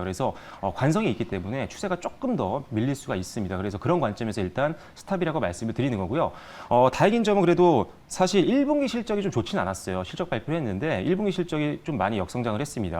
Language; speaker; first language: Korean; native; Korean